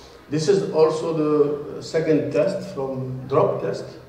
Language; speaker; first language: English; non-native, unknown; Arabic